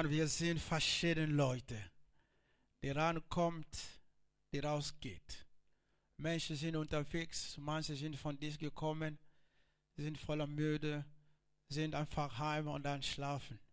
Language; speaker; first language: German; non-native, learner; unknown